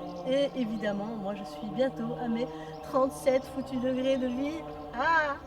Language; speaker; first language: French; native; French